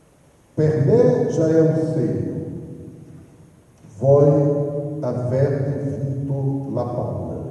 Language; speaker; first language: Italian; non-native, fluent; Portuguese